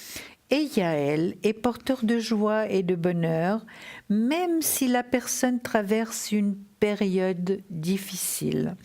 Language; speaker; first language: French; native; French